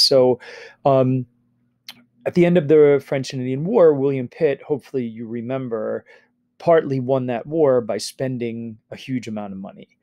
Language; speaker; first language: English; native; English